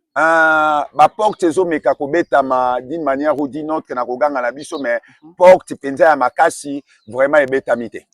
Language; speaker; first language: Lingala; native; Lingala